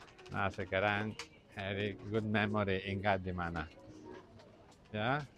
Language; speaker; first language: Indonesian; non-native, learner; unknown